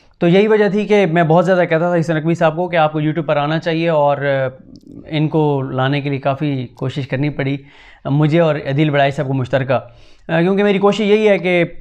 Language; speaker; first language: Urdu; non-native, local second language; Punjabi